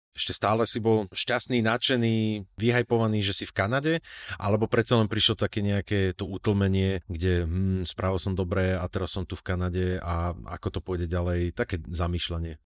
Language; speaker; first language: Slovak; native; Slovak